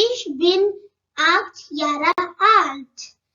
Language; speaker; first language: German; non-native, learner; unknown